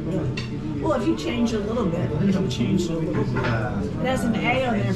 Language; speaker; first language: English; native; English